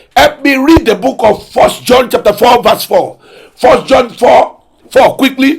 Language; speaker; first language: English; non-native, local second language; Yoruba